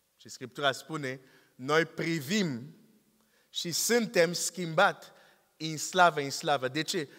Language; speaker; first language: Romanian; non-native, fluent; English